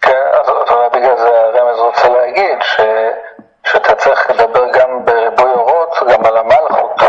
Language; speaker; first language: Hebrew; native; Hebrew